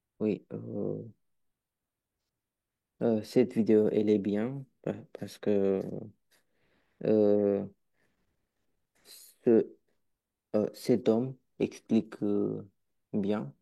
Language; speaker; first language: French; non-native, learner; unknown